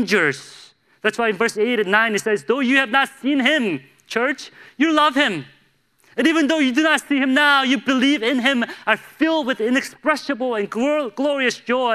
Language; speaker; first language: English; native; English